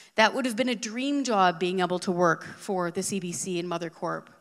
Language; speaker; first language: English; native; English